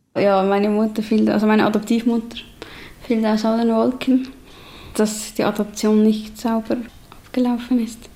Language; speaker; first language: German; native; German